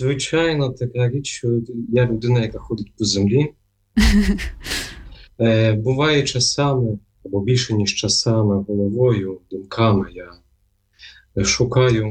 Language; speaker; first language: Ukrainian; native; Ukrainian